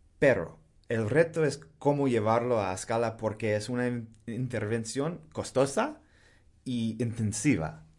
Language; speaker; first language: Spanish; non-native, fluent; English